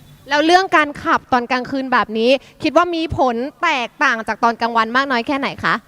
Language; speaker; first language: Thai; native; Thai